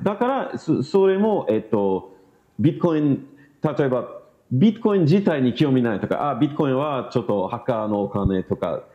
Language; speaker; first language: Japanese; non-native, learner; English